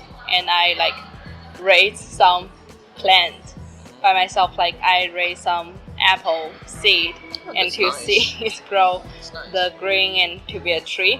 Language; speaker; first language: English; non-native, learner; Chinese